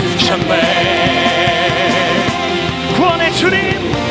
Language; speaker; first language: Korean; native; Korean